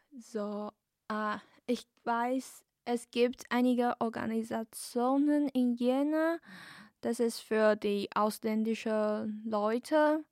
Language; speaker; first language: German; non-native, learner; Chinese